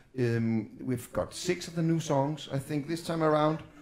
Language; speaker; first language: English; non-native, fluent; Danish